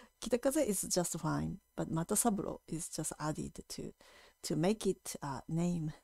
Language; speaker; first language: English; non-native, fluent; Japanese